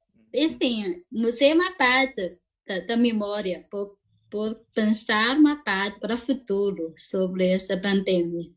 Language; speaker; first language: Portuguese; non-native, fluent; Chinese